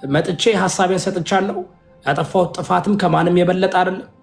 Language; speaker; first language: Amharic; early bilingual, other home language; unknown